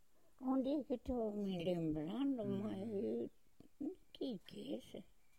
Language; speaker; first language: Portuguese; non-native, local second language; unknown